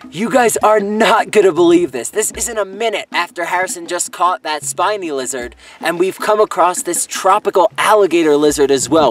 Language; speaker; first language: English; native; English